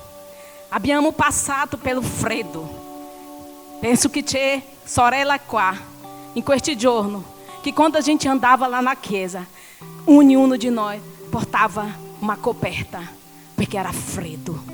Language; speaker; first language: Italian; non-native, learner; Portuguese